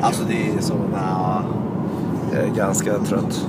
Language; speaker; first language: Swedish; native; Swedish